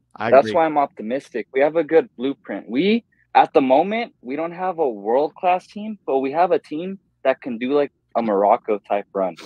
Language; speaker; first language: English; native; English